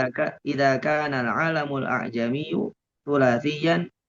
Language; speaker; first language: Arabic; non-native, learner; Indonesian